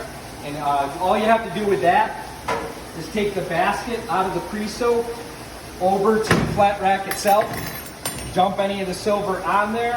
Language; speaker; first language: English; native; English